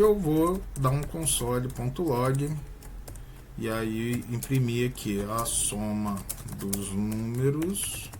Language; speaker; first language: Portuguese; native; Portuguese